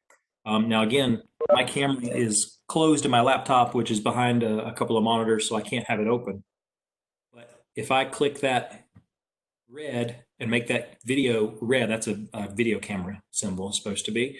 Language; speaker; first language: English; native; English